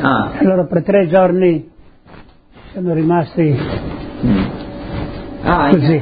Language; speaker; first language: Italian; early bilingual, heritage; Italian